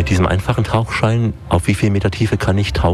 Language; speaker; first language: German; native; German